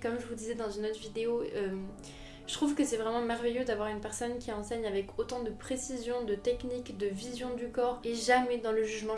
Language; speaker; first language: French; native; French